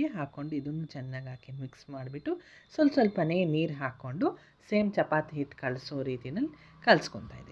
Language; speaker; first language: Kannada; native; Kannada